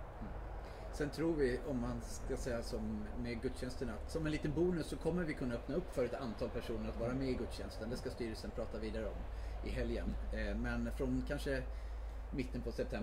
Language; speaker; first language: Swedish; native; Swedish